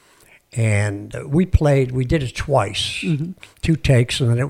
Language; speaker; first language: English; native; English